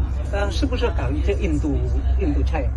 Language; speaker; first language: Chinese; non-native, learner; Indonesian